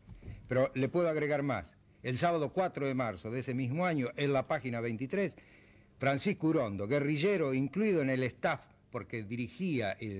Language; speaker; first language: Spanish; native; Spanish